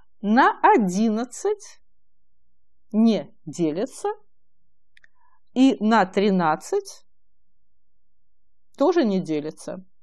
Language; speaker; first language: Russian; native; Russian